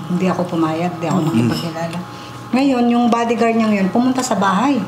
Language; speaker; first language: Filipino; native; Filipino